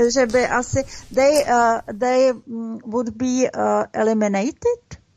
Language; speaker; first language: English; non-native, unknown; Czech